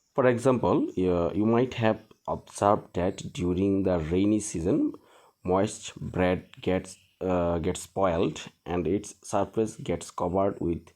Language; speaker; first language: English; non-native, local second language; Bangla